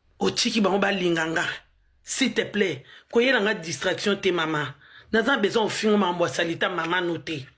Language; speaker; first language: Lingala; non-native, local second language; Luba-Lulua